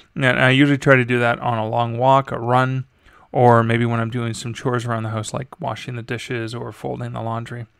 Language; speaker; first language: English; native; English